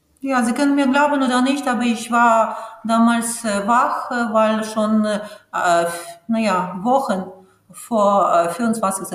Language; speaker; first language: German; non-native, fluent; Ukrainian